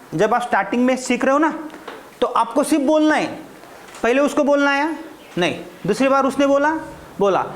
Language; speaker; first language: Hindi; non-native, local second language; Marathi